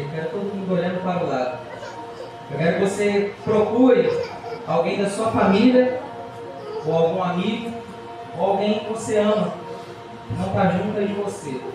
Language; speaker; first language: Portuguese; native; Portuguese